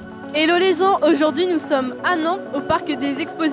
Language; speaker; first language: French; native; French